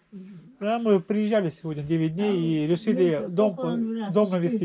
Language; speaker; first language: Russian; native; Russian